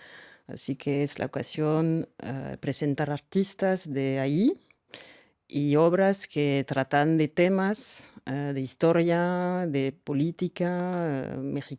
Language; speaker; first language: Spanish; non-native, fluent; French